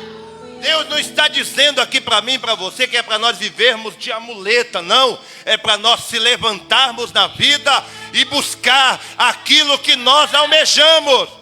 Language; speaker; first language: Portuguese; native; Portuguese